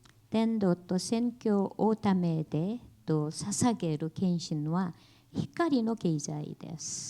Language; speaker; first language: Japanese; non-native, learner; Korean